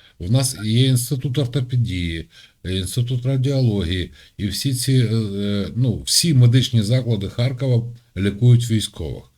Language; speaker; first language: Ukrainian; native; Ukrainian